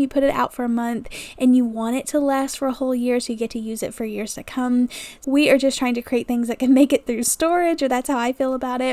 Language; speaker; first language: English; native; English